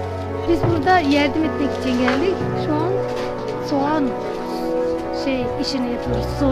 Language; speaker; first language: Turkish; non-native, learner; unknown